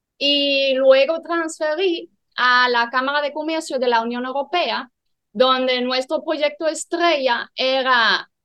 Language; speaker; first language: Spanish; non-native, fluent; German